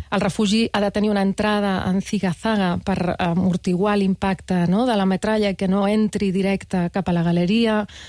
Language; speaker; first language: Catalan; non-native, local second language; Spanish